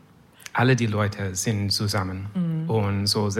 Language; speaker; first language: German; non-native, learner; English